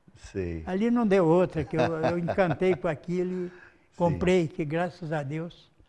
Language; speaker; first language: Portuguese; native; Portuguese